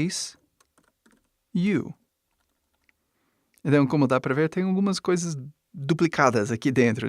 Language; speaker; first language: Portuguese; non-native, fluent; English